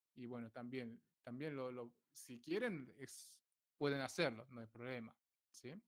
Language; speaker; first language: Spanish; non-native, fluent; Korean